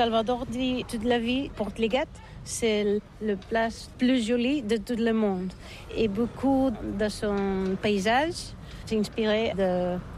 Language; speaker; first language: French; non-native, learner; Catalan